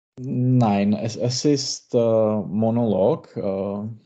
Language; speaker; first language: German; non-native, learner; Czech